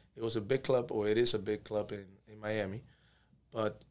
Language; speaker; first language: English; early bilingual, other home language; Spanish